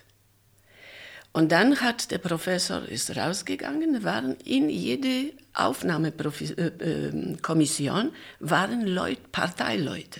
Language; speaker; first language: German; non-native, fluent; Polish